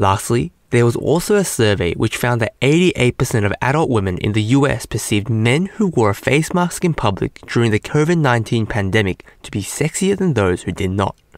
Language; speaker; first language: English; non-native, fluent; Korean